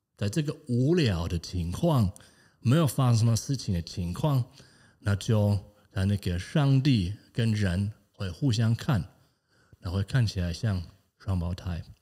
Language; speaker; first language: Chinese; non-native, fluent; German